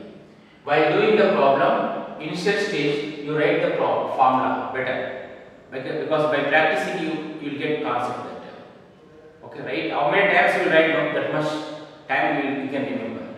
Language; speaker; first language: English; non-native, local second language; Kannada